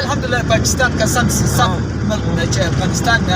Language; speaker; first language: Hindi; non-native, learner; Pashto